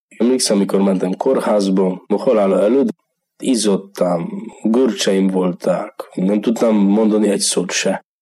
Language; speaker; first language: Hungarian; non-native, learner; Polish